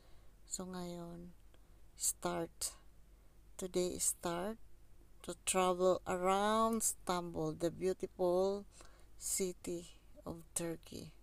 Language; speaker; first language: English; non-native, learner; Filipino